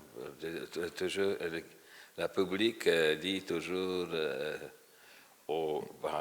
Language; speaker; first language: French; non-native, fluent; Polish